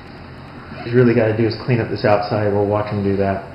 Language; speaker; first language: English; native; English